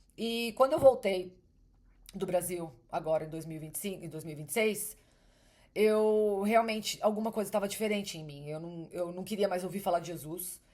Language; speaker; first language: Portuguese; native; Portuguese